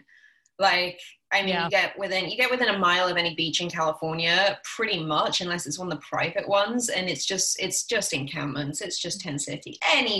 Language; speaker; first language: English; native; English